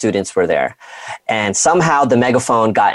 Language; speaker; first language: English; native; English